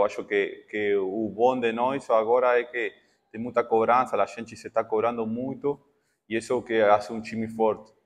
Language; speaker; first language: Portuguese; non-native, fluent; Spanish